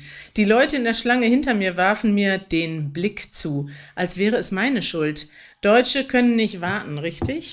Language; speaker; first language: German; native; German